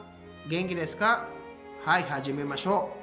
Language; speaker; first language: Japanese; non-native, fluent; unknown